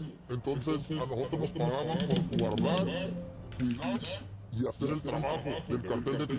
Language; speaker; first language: Spanish; native; Spanish